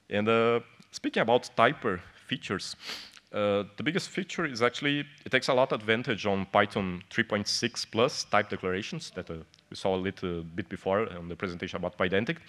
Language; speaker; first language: English; non-native, fluent; Portuguese